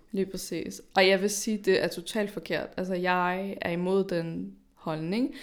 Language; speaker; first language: Danish; early bilingual, other home language; Arabic